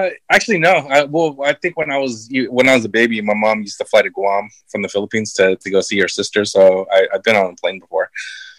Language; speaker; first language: English; early bilingual, other home language; Filipino